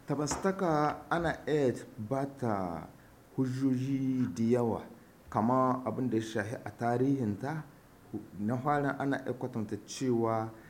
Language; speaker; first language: Hausa; native; Hausa